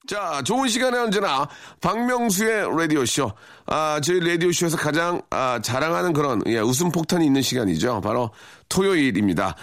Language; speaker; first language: Korean; native; Korean